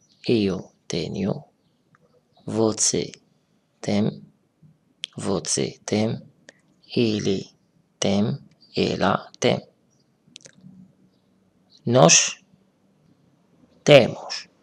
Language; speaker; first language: Portuguese; non-native, fluent; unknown